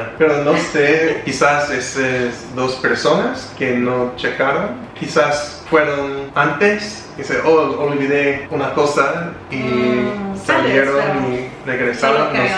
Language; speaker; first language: Spanish; non-native, learner; English